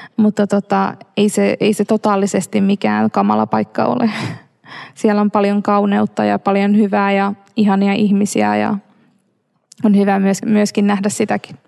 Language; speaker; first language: Finnish; early bilingual, other home language; Arabic